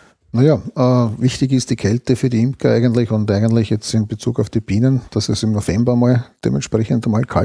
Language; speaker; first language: German; native; German